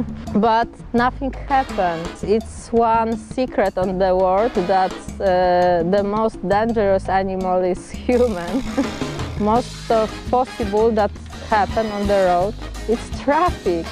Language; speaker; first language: English; non-native, learner; Polish